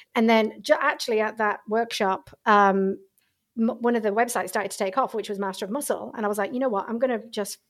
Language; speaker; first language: English; native; English